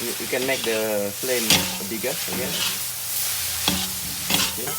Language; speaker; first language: English; non-native, fluent; Indonesian